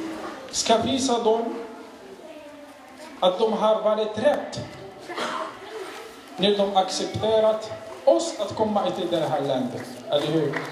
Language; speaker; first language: Swedish; non-native, learner; Arabic